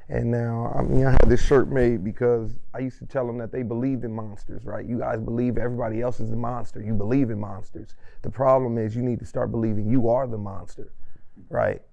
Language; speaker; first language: English; native; English